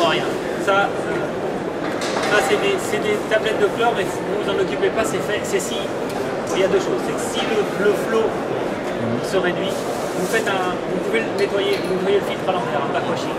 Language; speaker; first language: French; native; French